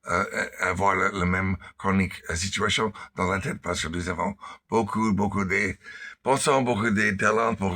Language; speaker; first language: French; non-native, learner; English